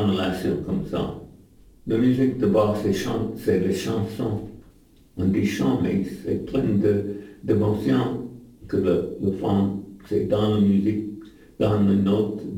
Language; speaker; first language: French; non-native, fluent; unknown